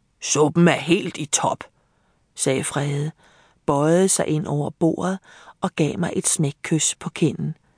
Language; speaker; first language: Danish; native; Danish